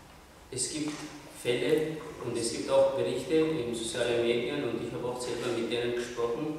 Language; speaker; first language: German; non-native, fluent; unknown